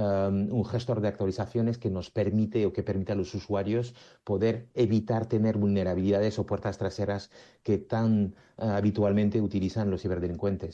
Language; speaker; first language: Spanish; native; Spanish